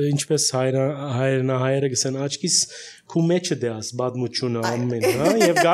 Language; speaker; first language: Armenian; early bilingual, heritage; Armenian